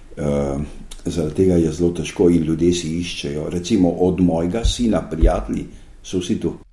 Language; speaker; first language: Slovenian; early bilingual, heritage; Slovenian